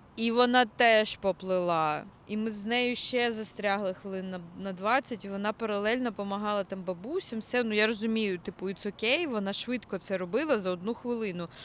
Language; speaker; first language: Ukrainian; non-native, local second language; Russian